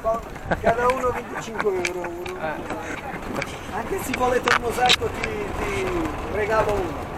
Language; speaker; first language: Italian; non-native, learner; Portuguese